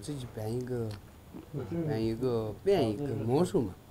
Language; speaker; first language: Chinese; non-native, local second language; Tibetan